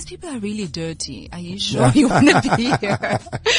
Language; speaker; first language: English; non-native, local second language; Southern Sotho